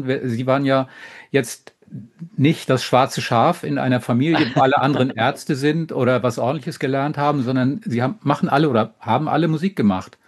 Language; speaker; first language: German; native; German